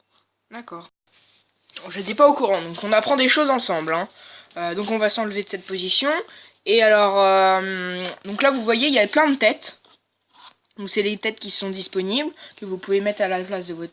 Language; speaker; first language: French; native; French